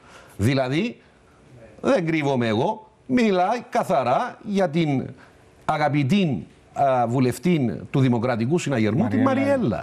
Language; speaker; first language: Greek; native; Greek